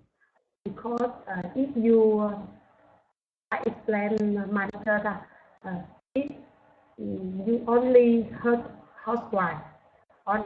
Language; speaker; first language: English; non-native, learner; Vietnamese